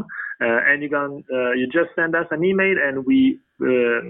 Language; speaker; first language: English; non-native, fluent; French